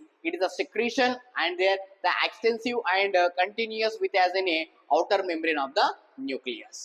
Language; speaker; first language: English; non-native, local second language; Telugu